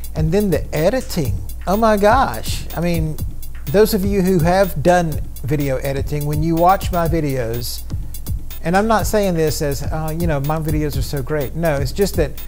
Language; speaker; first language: English; native; English